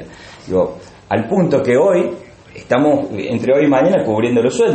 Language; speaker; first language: Spanish; native; Spanish